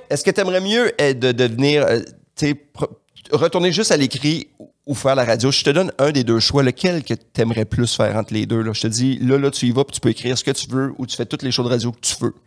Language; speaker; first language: French; native; French